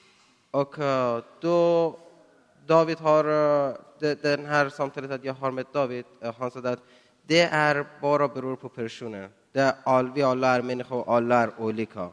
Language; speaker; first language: Swedish; non-native, learner; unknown